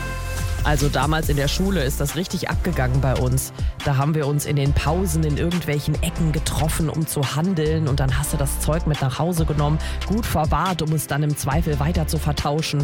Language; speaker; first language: German; native; German